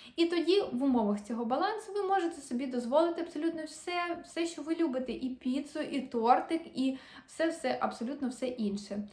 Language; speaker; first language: Ukrainian; non-native, local second language; Russian